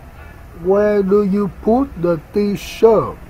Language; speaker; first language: English; non-native, learner; Vietnamese